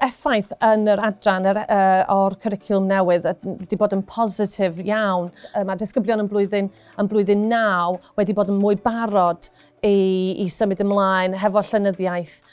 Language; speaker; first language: Welsh; non-native, local second language; English